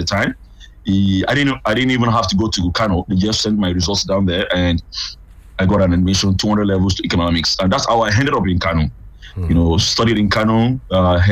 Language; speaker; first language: English; non-native, local second language; Yoruba